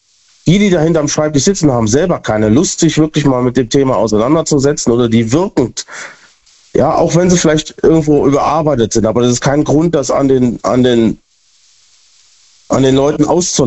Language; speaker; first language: German; native; German